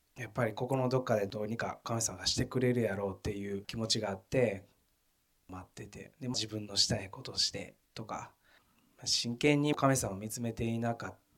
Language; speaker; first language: Japanese; native; Japanese